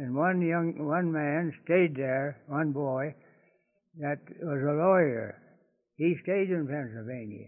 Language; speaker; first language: English; native; English